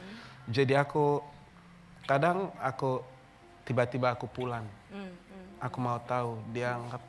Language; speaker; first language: Indonesian; non-native, fluent; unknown